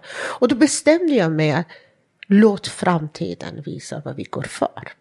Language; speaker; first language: Swedish; non-native, fluent; Persian